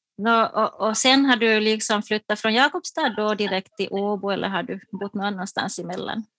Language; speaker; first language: Swedish; native; Swedish